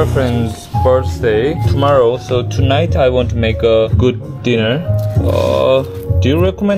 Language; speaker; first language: English; non-native, learner; Korean